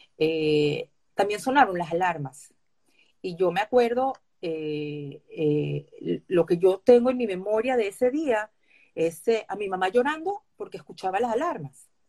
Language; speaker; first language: Spanish; early bilingual, other home language; Hebrew